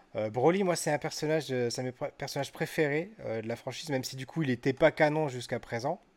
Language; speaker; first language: French; early bilingual, other home language; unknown